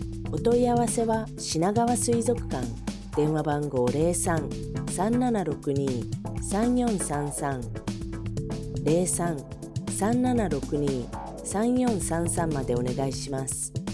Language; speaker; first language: Japanese; native; Japanese